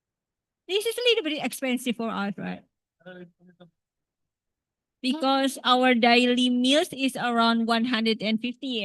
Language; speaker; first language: English; non-native, fluent; Japanese